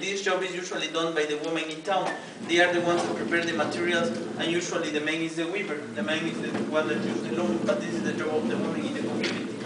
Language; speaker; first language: English; non-native, fluent; Spanish